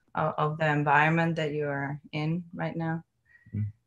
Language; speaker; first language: English; non-native, learner; Spanish